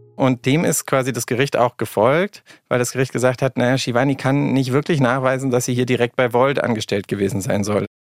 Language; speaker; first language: German; native; German